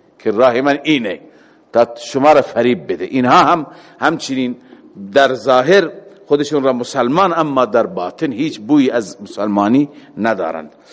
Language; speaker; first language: Persian; native; Persian